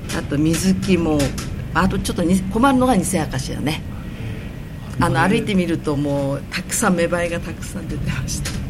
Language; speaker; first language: Japanese; native; Japanese